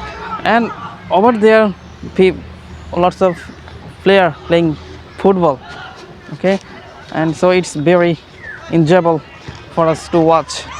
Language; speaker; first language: English; non-native, learner; Bangla